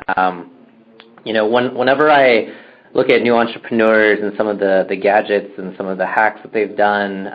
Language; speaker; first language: English; native; English